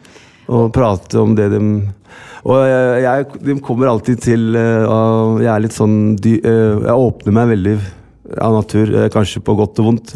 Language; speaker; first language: Norwegian; non-native, fluent; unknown